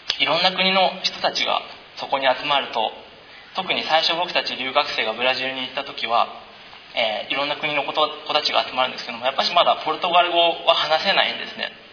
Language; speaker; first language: Japanese; native; Japanese